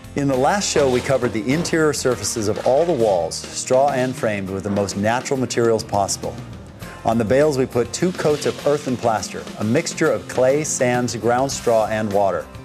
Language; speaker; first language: English; native; English